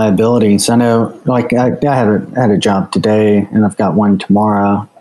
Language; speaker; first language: English; native; English